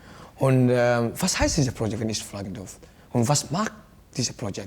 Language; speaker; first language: German; non-native, learner; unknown